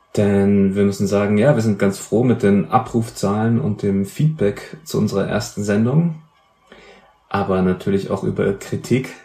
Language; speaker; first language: German; native; German